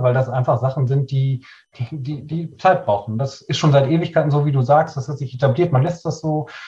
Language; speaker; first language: German; native; German